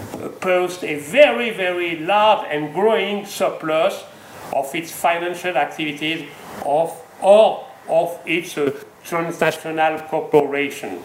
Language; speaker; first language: English; non-native, fluent; French